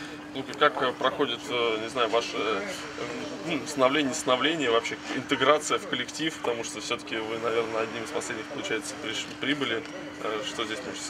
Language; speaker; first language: Russian; native; Russian